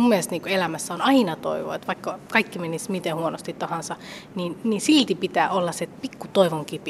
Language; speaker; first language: Finnish; early bilingual, other home language; Somali